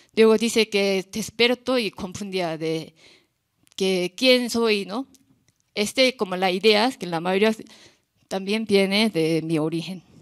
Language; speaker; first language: Spanish; non-native, learner; Korean